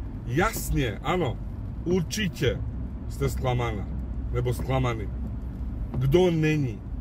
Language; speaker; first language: Czech; non-native, fluent; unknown